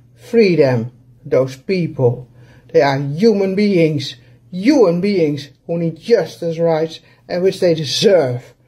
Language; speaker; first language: English; non-native, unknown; Dutch